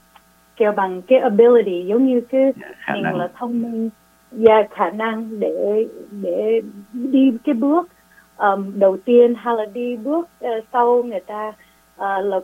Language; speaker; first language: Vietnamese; early bilingual, heritage; English